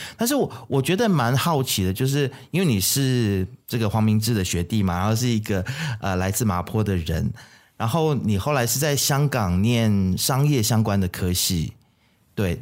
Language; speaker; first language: Chinese; native; Chinese